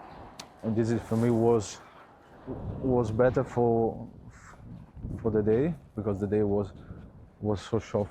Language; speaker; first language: English; non-native, learner; Italian